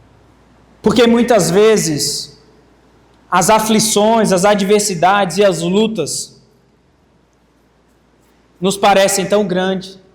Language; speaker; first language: Portuguese; native; Portuguese